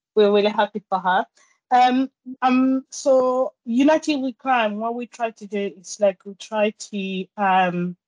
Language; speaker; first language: English; non-native, fluent; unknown